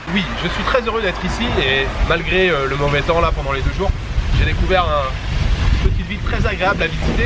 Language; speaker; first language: French; native; French